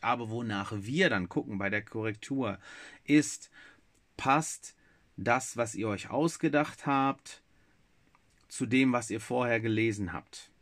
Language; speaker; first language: German; native; German